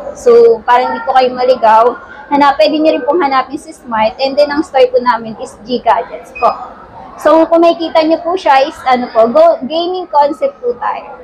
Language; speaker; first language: Filipino; native; Filipino